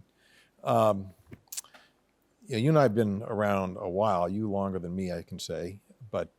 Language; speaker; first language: English; native; English